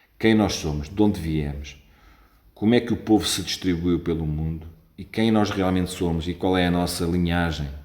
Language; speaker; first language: Portuguese; native; Portuguese